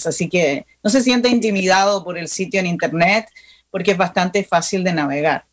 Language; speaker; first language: Spanish; native; Spanish